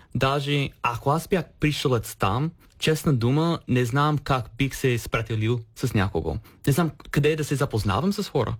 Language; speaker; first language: Bulgarian; non-native, fluent; English